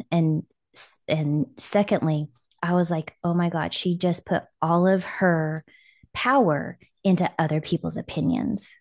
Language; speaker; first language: English; native; English